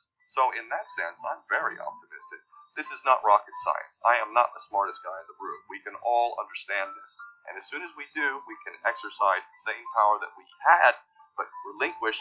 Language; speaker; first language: English; native; English